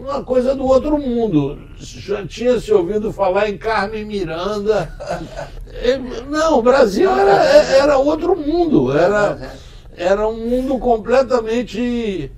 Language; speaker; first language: Portuguese; early bilingual, other home language; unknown